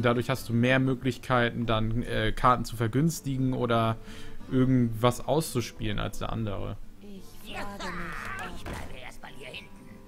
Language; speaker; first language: German; native; German